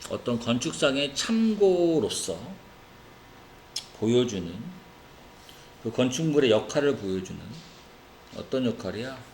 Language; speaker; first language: Korean; native; Korean